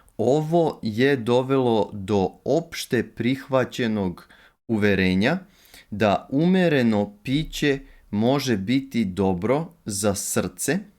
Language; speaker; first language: Serbian; native; Serbian